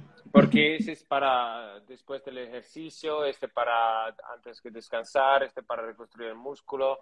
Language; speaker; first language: Spanish; non-native, fluent; Italian